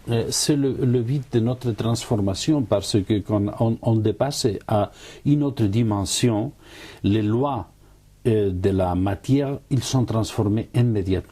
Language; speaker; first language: French; non-native, fluent; Spanish